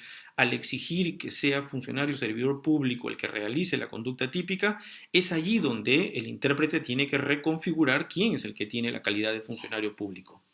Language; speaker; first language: Spanish; native; Spanish